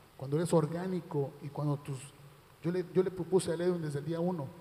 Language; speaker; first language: Spanish; native; Spanish